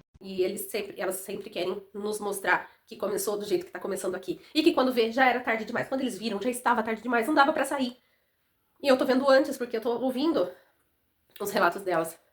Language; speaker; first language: Portuguese; native; Portuguese